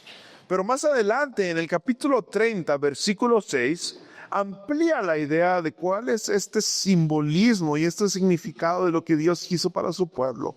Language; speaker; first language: Spanish; native; Spanish